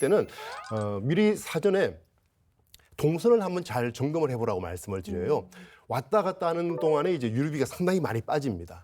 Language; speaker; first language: Korean; native; Korean